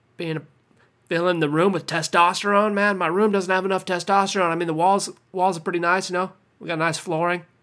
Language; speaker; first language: English; native; English